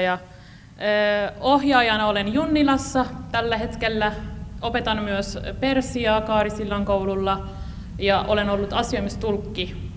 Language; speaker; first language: Finnish; non-native, fluent; Persian